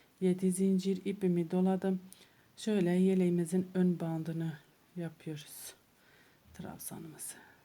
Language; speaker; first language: Turkish; native; Turkish